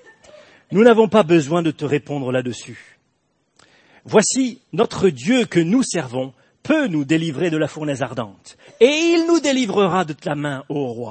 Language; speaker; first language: French; native; French